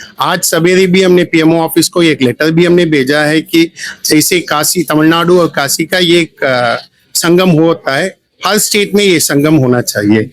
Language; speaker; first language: Hindi; non-native, local second language; Tamil